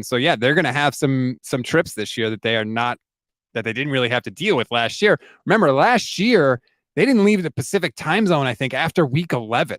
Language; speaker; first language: English; native; English